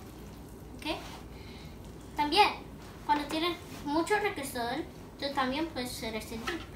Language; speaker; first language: Spanish; early bilingual, heritage; Spanish